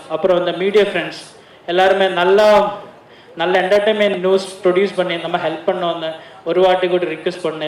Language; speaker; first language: Tamil; non-native, learner; Malayalam